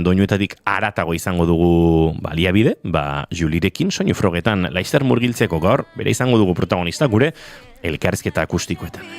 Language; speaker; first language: Basque; native; Basque